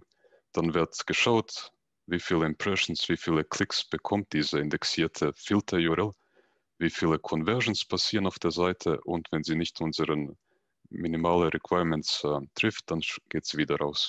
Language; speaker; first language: German; native; German